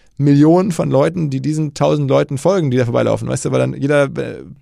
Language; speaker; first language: German; native; German